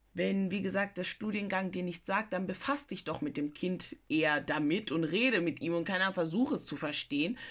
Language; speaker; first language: German; early bilingual, other home language; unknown